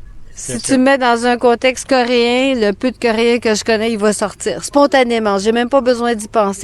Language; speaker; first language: French; native; French